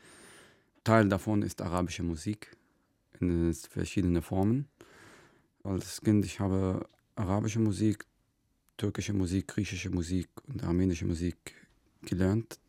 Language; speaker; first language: German; non-native, fluent; Arabic